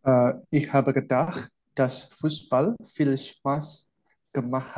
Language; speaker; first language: German; non-native, learner; Indonesian